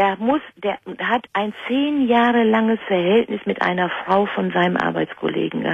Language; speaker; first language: German; native; German